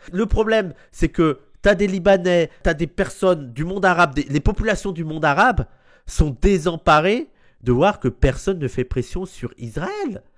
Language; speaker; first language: French; native; French